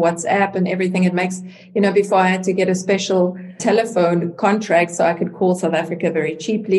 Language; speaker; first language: English; non-native, local second language; Afrikaans